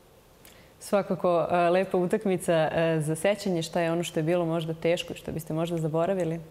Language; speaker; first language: Serbian; native; Serbian